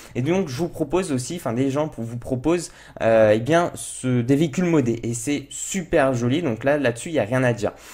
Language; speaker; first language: French; native; French